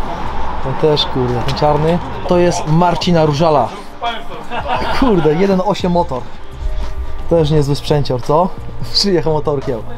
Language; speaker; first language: Polish; native; Polish